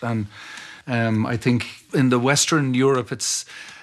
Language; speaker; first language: English; non-native, local second language; Irish